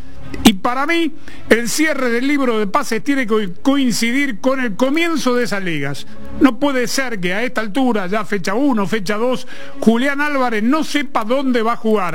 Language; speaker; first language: Spanish; native; Spanish